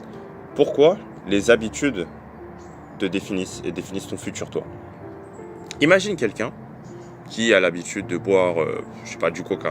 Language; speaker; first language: French; native; French